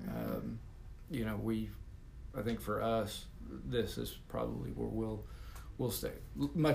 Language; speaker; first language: English; native; English